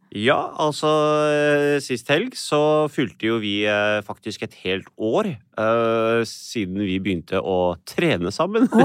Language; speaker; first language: Norwegian; early bilingual, other home language; Urdu